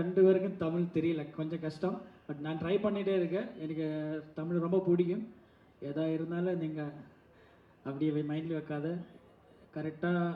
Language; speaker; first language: Tamil; non-native, learner; Malayalam